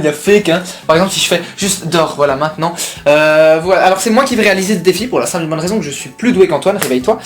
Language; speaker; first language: French; native; French